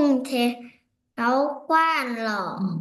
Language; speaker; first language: Chinese; non-native, learner; Vietnamese